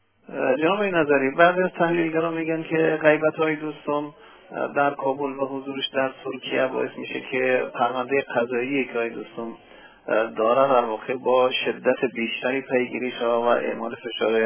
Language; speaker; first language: Persian; native; Persian